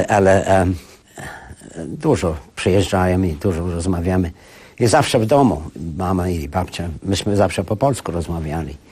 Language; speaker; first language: Polish; early bilingual, heritage; Polish